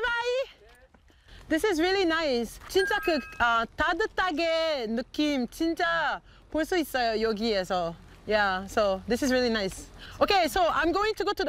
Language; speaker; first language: Korean; non-native, learner; French